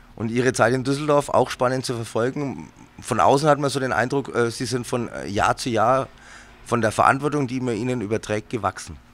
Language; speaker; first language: German; native; German